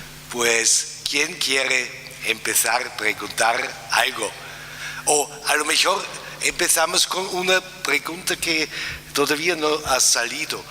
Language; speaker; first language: Spanish; non-native, fluent; German